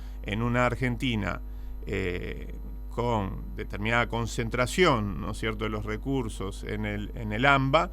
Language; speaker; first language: Spanish; native; Spanish